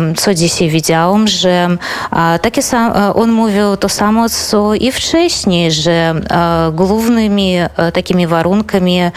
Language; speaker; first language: Polish; non-native, fluent; Belarusian